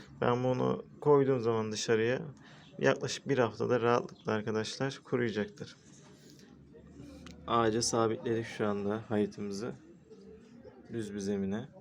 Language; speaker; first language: Turkish; native; Turkish